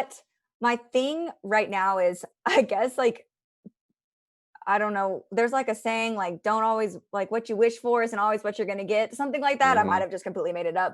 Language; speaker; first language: English; native; English